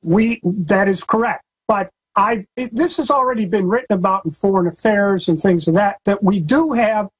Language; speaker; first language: English; native; English